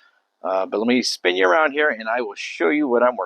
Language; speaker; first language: English; native; English